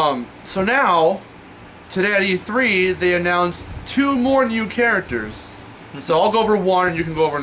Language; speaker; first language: English; native; English